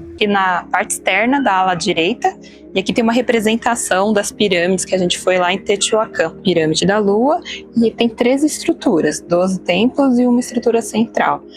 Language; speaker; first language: Portuguese; native; Portuguese